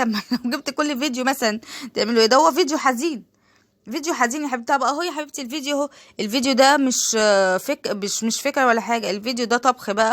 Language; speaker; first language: Arabic; native; Arabic